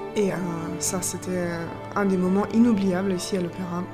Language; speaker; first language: French; non-native, fluent; German